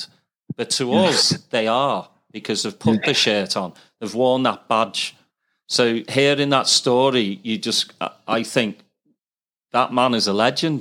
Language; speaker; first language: English; native; English